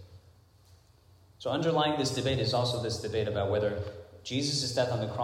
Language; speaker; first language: English; non-native, local second language; Cantonese